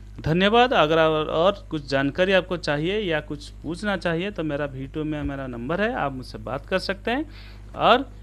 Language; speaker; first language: Hindi; non-native, local second language; Odia